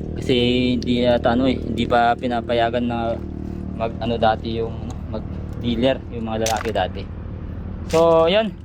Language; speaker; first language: Filipino; native; Filipino